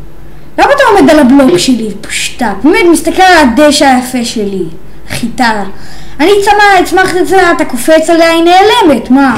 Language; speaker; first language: Hebrew; native; Hebrew